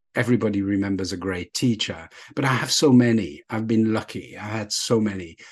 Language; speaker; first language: English; non-native, fluent; French